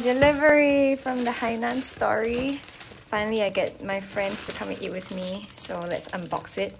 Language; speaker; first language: English; native; English